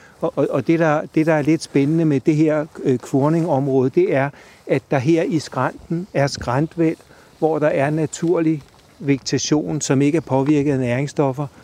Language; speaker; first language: Danish; native; Danish